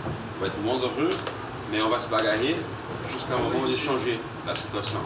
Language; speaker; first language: French; non-native, fluent; Portuguese